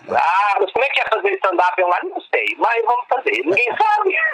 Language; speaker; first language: Portuguese; native; Portuguese